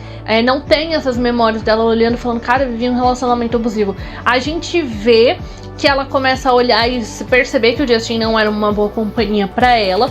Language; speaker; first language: Portuguese; native; Portuguese